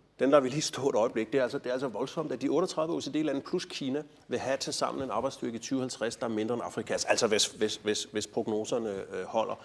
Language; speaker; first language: Danish; native; Danish